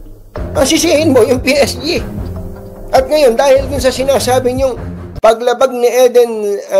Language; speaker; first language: Filipino; native; Filipino